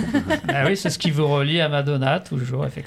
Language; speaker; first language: French; native; French